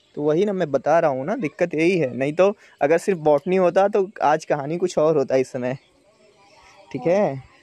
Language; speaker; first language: Hindi; native; Hindi